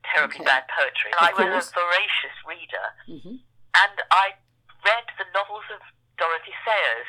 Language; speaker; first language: English; native; English